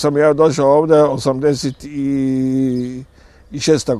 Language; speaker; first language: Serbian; non-native, fluent; Arabic